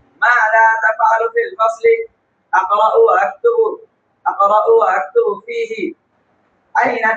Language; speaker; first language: Arabic; non-native, learner; Bangla